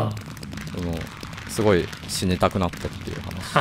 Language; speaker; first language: Japanese; native; Japanese